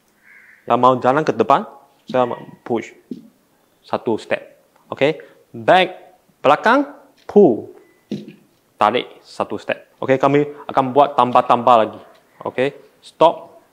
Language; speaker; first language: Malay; non-native, local second language; Chinese